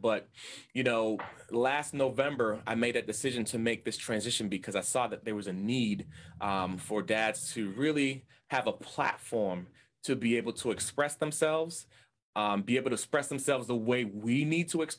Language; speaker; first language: English; native; English